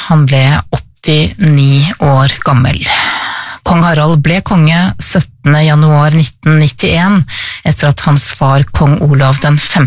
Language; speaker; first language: Norwegian; native; Norwegian